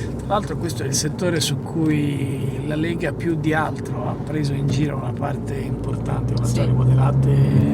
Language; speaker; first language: Italian; native; Italian